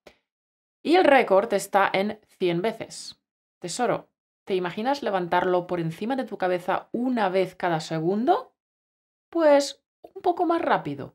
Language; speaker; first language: Spanish; native; Spanish